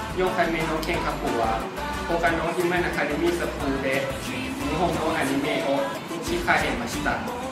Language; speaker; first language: Japanese; non-native, learner; Thai